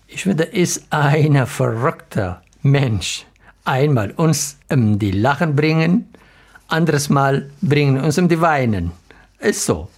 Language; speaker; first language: German; non-native, learner; Arabic